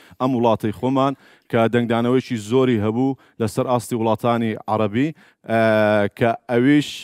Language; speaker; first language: Central Kurdish; native; Central Kurdish